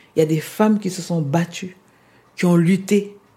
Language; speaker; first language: French; non-native, local second language; Lingala